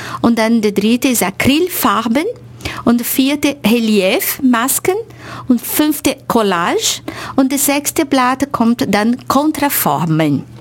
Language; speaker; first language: German; non-native, fluent; Portuguese